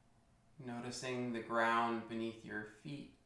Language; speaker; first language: English; native; English